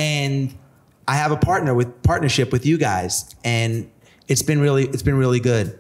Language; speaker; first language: English; native; English